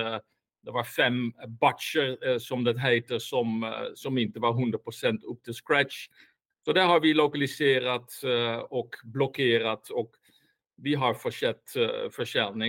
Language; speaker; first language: Swedish; non-native, fluent; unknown